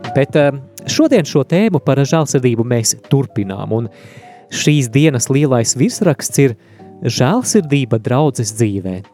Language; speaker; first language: Latvian; native; Latvian